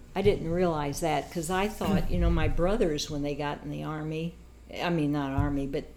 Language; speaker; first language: English; native; English